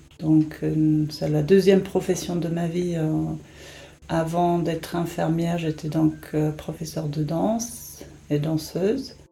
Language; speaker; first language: French; non-native, fluent; English